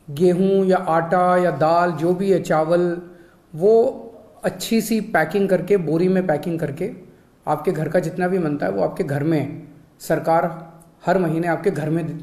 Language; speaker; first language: Hindi; native; Hindi